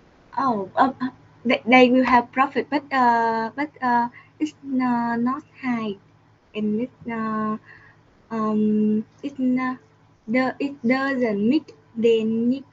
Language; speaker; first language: English; non-native, learner; Vietnamese